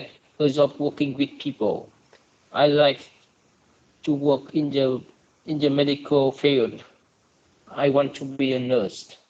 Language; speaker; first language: English; non-native, learner; Vietnamese